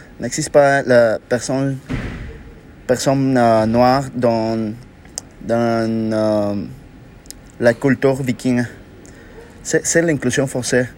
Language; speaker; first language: French; non-native, learner; Spanish